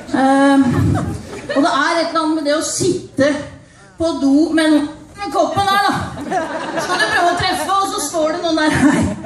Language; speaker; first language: Norwegian; native; Norwegian